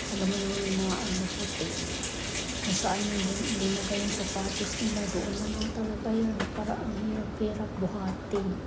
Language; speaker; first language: Filipino; non-native, local second language; Waray